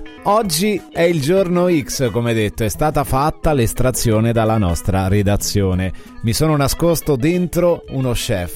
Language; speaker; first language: Italian; native; Italian